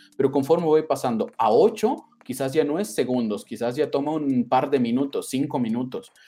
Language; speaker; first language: Spanish; native; Spanish